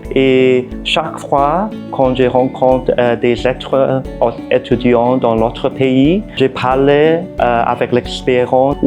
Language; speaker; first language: French; non-native, learner; Cantonese